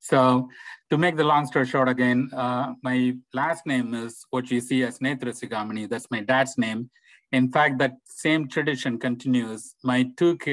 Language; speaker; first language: English; non-native, local second language; Tamil